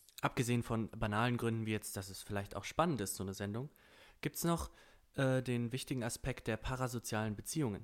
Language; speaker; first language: German; native; German